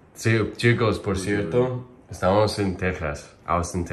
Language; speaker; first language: Spanish; non-native, fluent; English